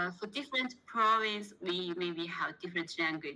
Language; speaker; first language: English; non-native, learner; Chinese